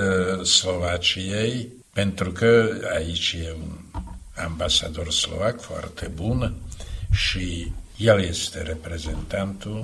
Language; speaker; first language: Romanian; non-native, fluent; Slovak